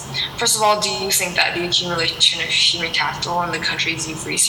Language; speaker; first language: English; non-native, local second language; Cantonese